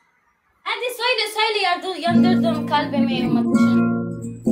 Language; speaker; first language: Turkish; non-native, learner; Arabic